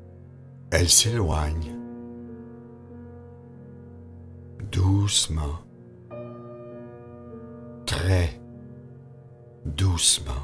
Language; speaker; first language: French; native; French